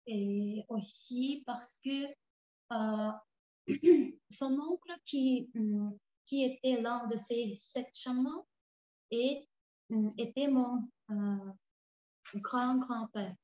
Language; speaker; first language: French; non-native, fluent; Tuvinian